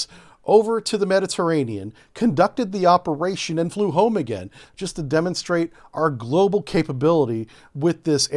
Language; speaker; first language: English; native; English